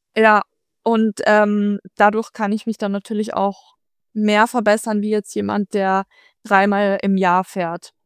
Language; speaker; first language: German; native; German